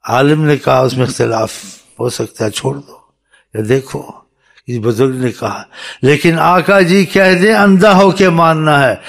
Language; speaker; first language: Urdu; native; Urdu